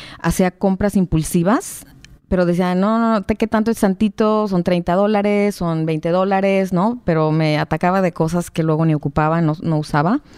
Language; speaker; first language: Spanish; native; Spanish